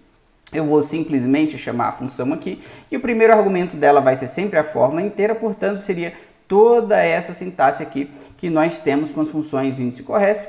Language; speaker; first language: Portuguese; native; Portuguese